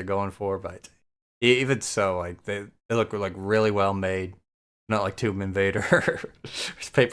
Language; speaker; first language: English; native; English